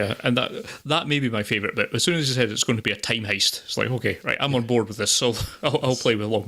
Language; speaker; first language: English; native; English